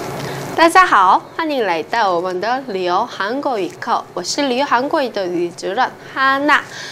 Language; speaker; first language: Chinese; non-native, fluent; Korean